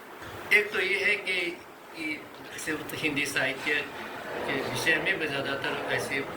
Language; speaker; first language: Hindi; non-native, fluent; Japanese